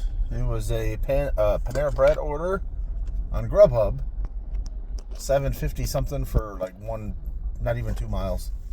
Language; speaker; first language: English; native; English